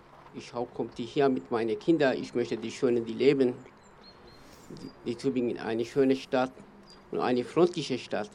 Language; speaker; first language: German; non-native, learner; Kurdish